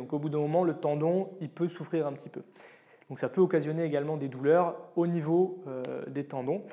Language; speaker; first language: French; native; French